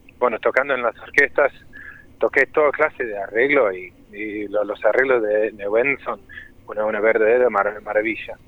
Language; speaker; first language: Spanish; non-native, fluent; English